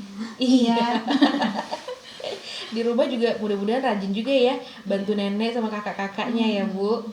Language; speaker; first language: Indonesian; native; Indonesian